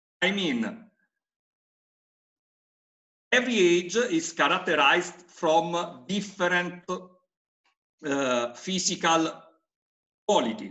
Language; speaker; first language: English; non-native, fluent; Italian